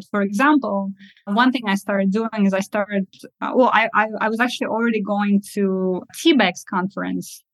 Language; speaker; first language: English; early bilingual, other home language; Russian